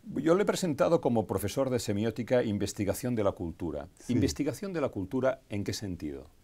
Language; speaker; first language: Spanish; native; Spanish